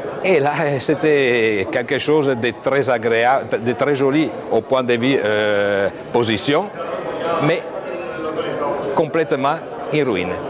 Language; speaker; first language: French; non-native, fluent; Italian